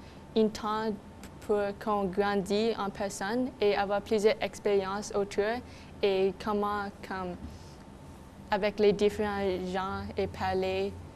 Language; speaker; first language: French; non-native, local second language; English